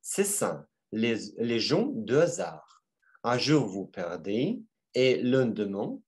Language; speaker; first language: French; non-native, fluent; Russian